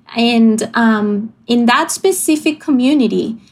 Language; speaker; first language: English; non-native, fluent; Spanish